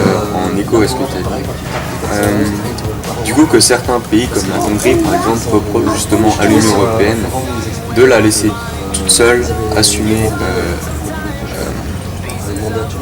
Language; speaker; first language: French; native; French